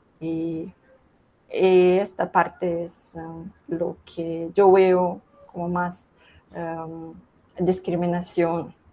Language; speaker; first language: Spanish; non-native, learner; Russian